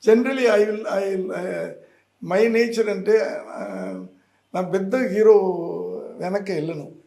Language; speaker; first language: Telugu; non-native, learner; Tamil